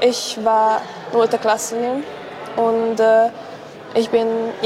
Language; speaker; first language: German; non-native, local second language; Hungarian